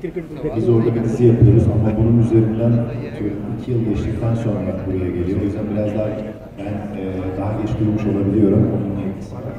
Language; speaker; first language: Turkish; native; Turkish